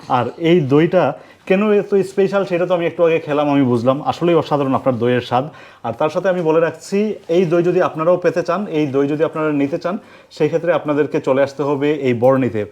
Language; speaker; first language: Bangla; native; Bangla